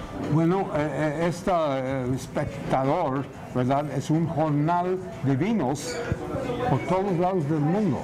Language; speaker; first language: Spanish; non-native, fluent; English